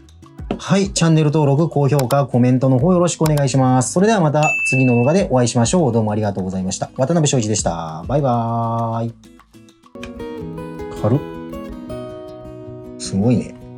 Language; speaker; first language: Japanese; native; Japanese